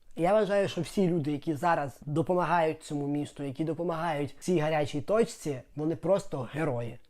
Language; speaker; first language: Ukrainian; native; Ukrainian